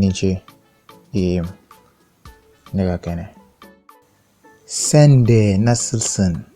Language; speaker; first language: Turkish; non-native, fluent; Bambara